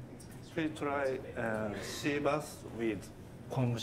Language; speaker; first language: English; non-native, learner; Japanese